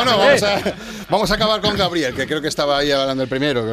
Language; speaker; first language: Spanish; native; Spanish